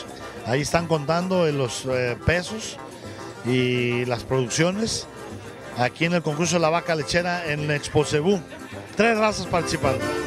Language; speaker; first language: Spanish; native; Spanish